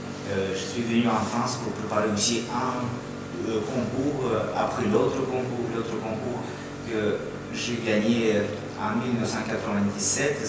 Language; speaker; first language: French; non-native, fluent; Russian